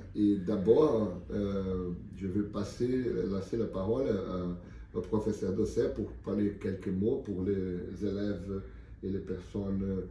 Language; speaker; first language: French; non-native, learner; Portuguese